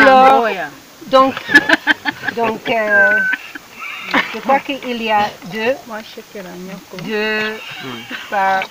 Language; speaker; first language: French; non-native, learner; English